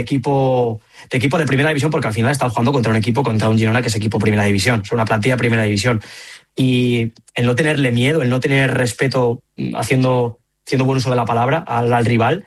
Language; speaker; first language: Spanish; native; Spanish